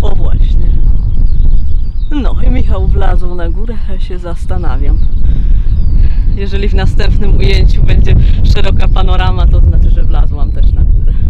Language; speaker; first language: Polish; native; Polish